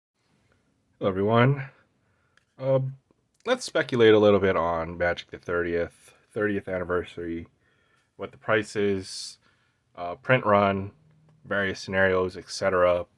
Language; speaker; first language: English; native; English